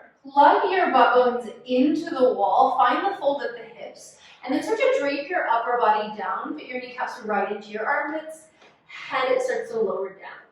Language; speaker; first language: English; native; English